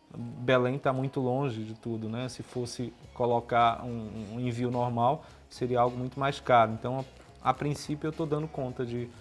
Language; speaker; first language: Portuguese; native; Portuguese